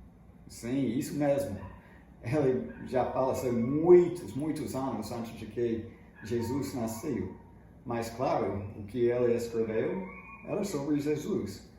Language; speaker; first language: Portuguese; non-native, fluent; English